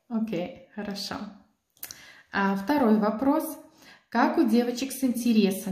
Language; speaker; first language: Russian; native; Russian